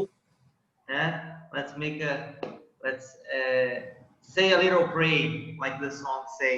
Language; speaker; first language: English; non-native, fluent; Portuguese